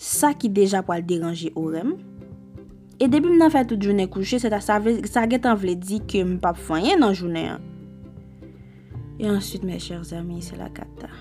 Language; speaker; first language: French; non-native, local second language; Haitian Creole